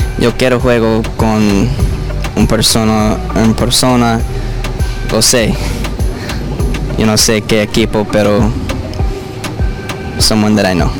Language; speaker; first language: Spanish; early bilingual, heritage; English